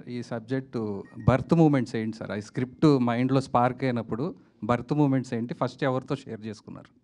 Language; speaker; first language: Telugu; native; Telugu